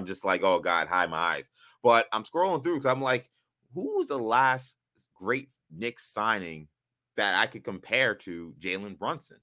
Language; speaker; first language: English; native; English